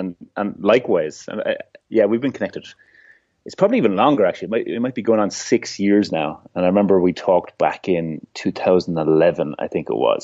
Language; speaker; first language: English; native; English